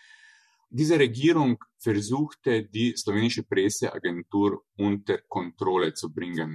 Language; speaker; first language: German; non-native, fluent; Slovenian